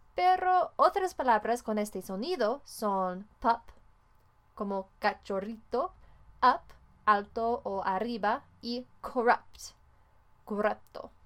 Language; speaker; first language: Spanish; non-native, fluent; English